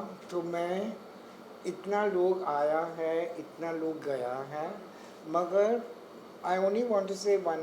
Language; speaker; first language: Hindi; non-native, local second language; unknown